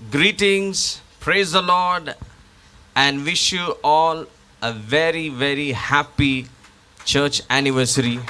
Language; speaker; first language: English; non-native, local second language; Tamil